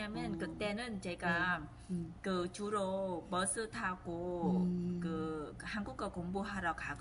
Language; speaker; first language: Korean; non-native, fluent; Vietnamese